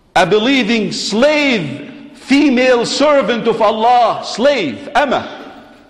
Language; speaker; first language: English; non-native, fluent; Arabic